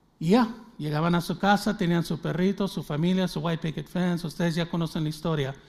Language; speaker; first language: Spanish; early bilingual, heritage; Spanish